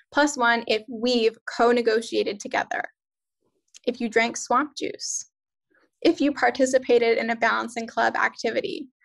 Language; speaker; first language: English; native; English